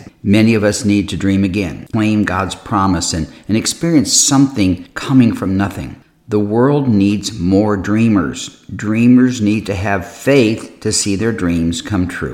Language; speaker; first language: English; native; English